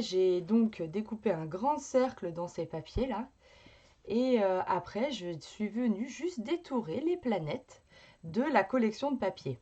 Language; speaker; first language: French; native; French